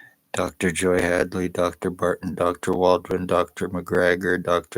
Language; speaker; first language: English; native; English